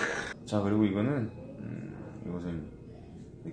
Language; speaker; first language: Korean; native; Korean